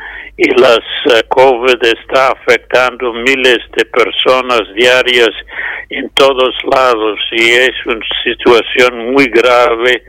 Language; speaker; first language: Spanish; non-native, fluent; English